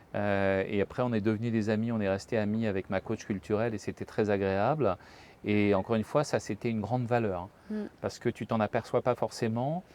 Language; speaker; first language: French; native; French